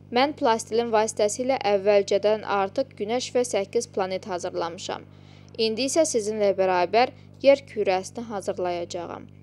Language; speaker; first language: Azerbaijani; non-native, local second language; Georgian